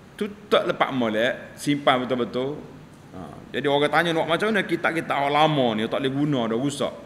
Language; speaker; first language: Malay; native; Malay